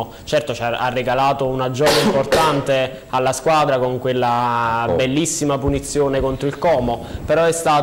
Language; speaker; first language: Italian; native; Italian